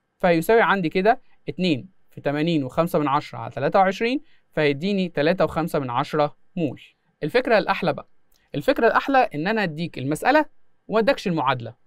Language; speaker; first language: Arabic; native; Arabic